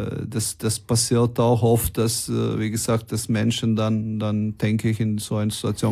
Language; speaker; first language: German; non-native, fluent; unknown